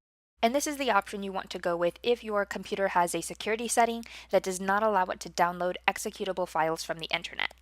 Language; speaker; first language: English; native; English